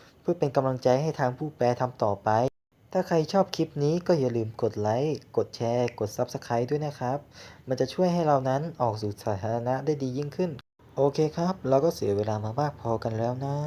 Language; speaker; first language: Thai; native; Thai